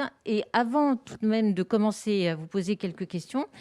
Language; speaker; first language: French; native; French